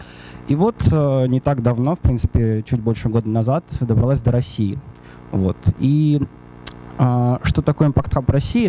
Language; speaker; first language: Russian; native; Russian